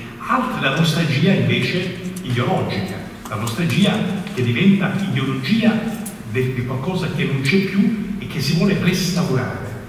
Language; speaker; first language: Italian; native; Italian